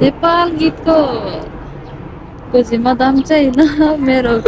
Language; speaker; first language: Nepali; non-native, learner; Japanese